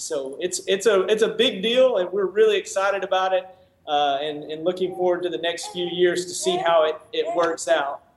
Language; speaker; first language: English; native; English